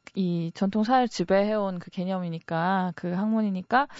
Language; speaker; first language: Korean; native; Korean